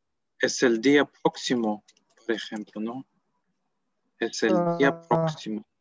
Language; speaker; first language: Spanish; non-native, learner; Russian